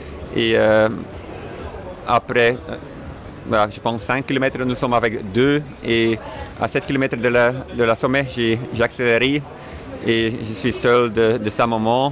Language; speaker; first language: French; non-native, fluent; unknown